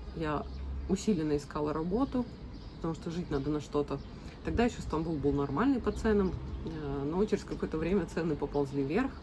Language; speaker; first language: Russian; native; Russian